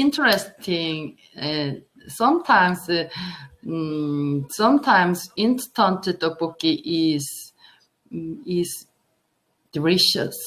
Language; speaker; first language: English; non-native, learner; Korean